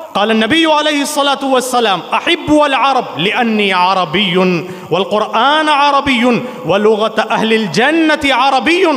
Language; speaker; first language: Arabic; non-native, fluent; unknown